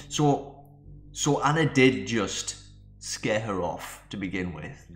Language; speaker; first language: English; native; English